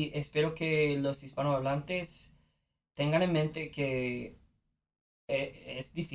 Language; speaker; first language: Spanish; non-native, fluent; English